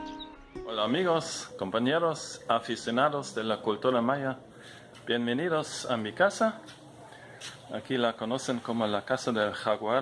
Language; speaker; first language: Spanish; non-native, fluent; German